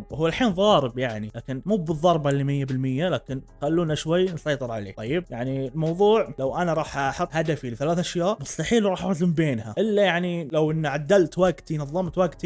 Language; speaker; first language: Arabic; native; Arabic